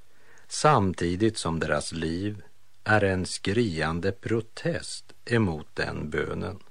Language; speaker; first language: Swedish; native; Swedish